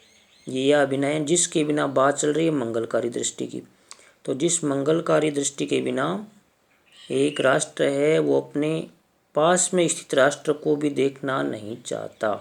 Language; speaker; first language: Hindi; native; Hindi